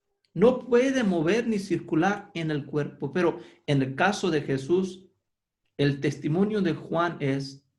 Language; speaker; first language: Spanish; non-native, fluent; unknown